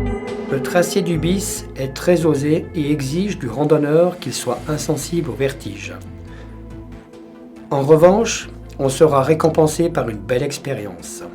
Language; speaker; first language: French; native; French